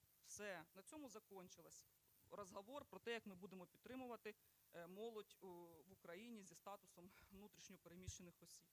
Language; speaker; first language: Ukrainian; native; Ukrainian